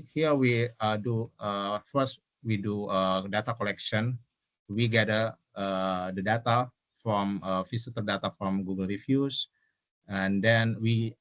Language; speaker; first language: English; non-native, local second language; Indonesian